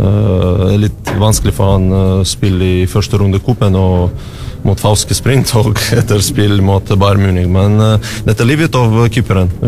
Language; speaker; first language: Norwegian; non-native, learner; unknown